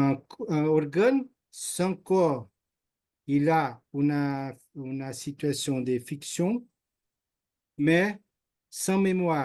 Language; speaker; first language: French; non-native, learner; Portuguese